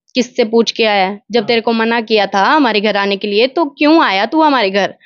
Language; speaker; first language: Hindi; non-native, local second language; Haryanvi